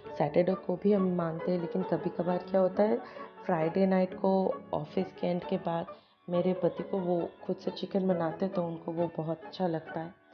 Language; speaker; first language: Hindi; non-native, local second language; Bangla